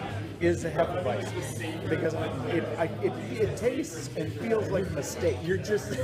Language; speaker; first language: English; native; English